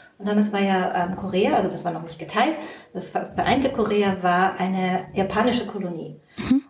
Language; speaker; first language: German; early bilingual, other home language; Korean